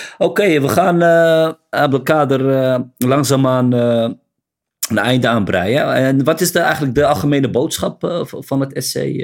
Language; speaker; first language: Dutch; early bilingual, other home language; Riffian